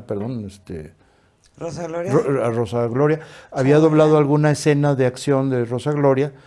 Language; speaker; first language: Spanish; native; Spanish